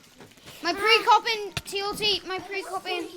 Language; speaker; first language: Welsh; non-native, local second language; English